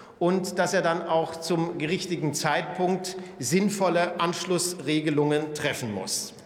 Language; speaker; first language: German; native; German